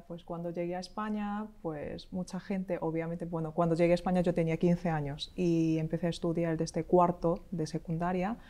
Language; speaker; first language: Spanish; non-native, fluent; Korean